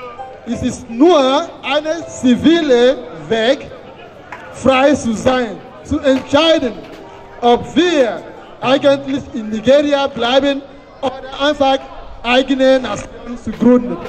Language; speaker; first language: German; non-native, fluent; Igbo